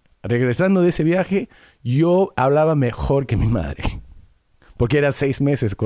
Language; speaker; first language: Spanish; early bilingual, heritage; English